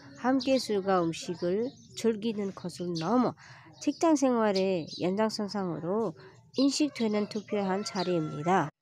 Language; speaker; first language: Korean; non-native, learner; Nepali